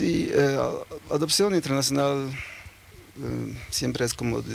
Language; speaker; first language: Spanish; early bilingual, heritage; Norwegian